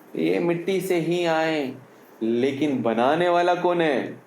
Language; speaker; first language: Hindi; non-native, local second language; Tamil